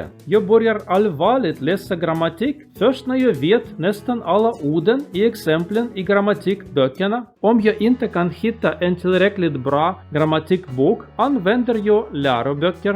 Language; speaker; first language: Swedish; non-native, learner; Russian